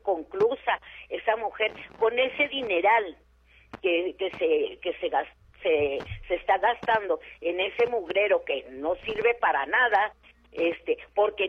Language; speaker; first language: Spanish; native; Spanish